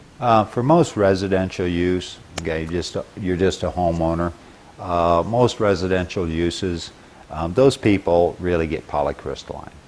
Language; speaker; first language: English; native; English